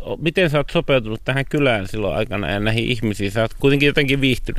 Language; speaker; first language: Finnish; native; Finnish